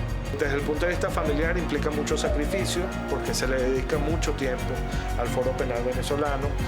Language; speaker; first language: Spanish; native; Spanish